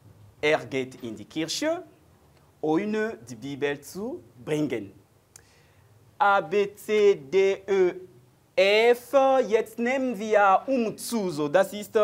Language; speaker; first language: German; non-native, learner; French